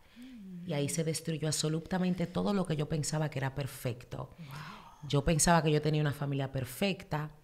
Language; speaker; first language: Spanish; early bilingual, heritage; Spanish